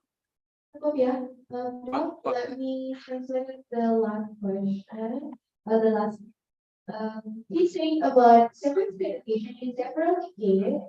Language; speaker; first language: English; non-native, learner; Indonesian